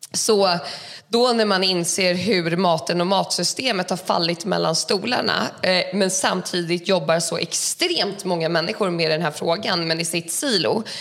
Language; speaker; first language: Swedish; native; Swedish